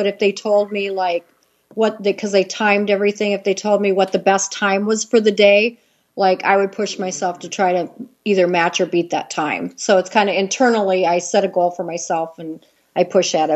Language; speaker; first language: English; native; English